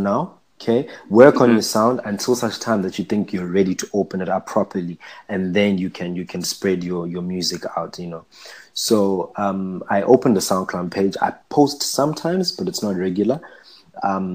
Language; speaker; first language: English; non-native, local second language; Shona